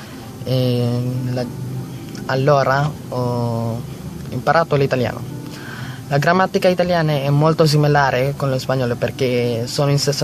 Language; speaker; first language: Italian; non-native, learner; Filipino